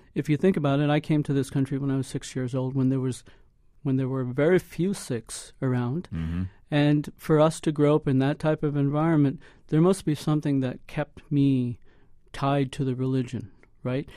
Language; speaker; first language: English; native; English